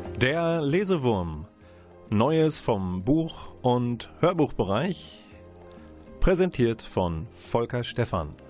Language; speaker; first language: German; native; German